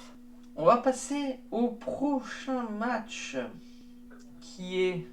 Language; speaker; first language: French; native; French